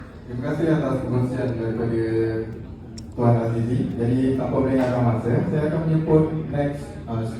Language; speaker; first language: Malay; native; Malay